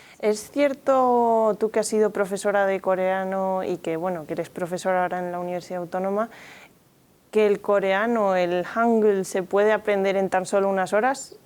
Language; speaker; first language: Spanish; native; Spanish